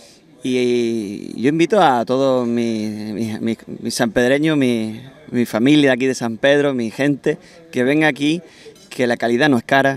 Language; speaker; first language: Spanish; native; Spanish